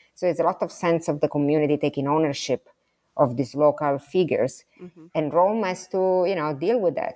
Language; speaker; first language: English; non-native, fluent; Italian